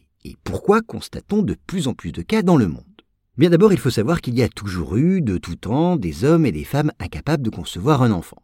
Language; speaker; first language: French; native; French